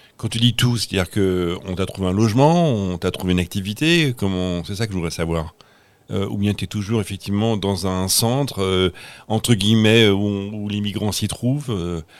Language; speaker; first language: French; native; French